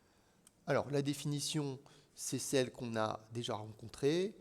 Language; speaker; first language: French; native; French